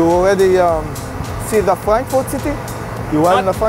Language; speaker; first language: English; non-native, learner; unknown